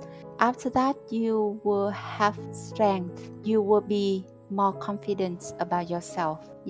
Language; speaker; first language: English; non-native, fluent; Vietnamese